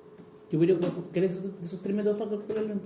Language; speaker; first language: Spanish; native; Spanish